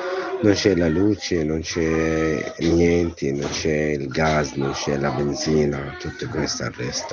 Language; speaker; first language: Italian; non-native, learner; Arabic